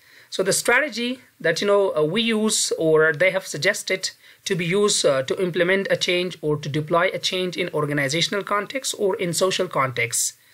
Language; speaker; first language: English; non-native, fluent; Pashto